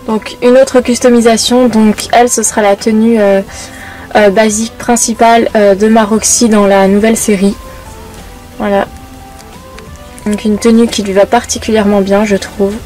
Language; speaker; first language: French; native; French